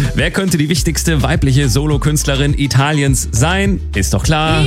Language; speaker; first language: German; native; German